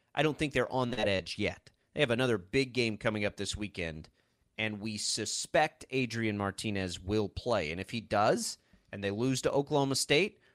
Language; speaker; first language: English; native; English